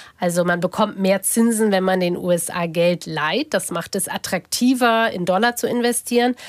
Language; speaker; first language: German; native; German